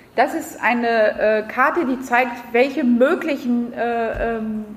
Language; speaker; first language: German; non-native, fluent; French